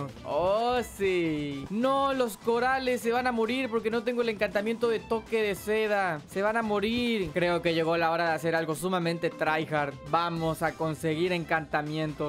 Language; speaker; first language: Spanish; native; Spanish